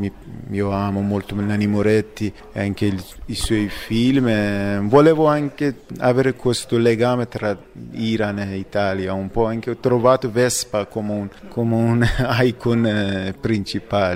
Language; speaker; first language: Italian; non-native, fluent; Persian